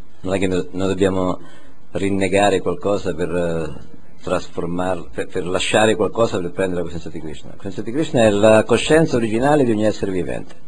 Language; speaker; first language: Italian; native; Italian